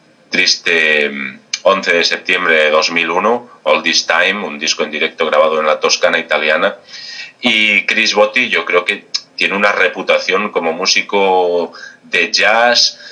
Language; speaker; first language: Spanish; native; Spanish